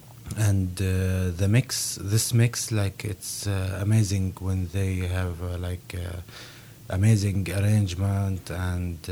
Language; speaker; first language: English; non-native, learner; Arabic